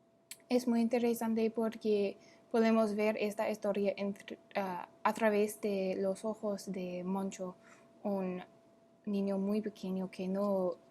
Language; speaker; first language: Spanish; non-native, learner; English